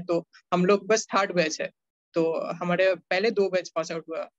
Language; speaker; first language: Hindi; non-native, local second language; Bangla